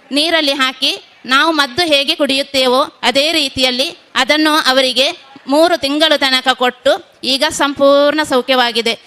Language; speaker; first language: Kannada; non-native, local second language; Konkani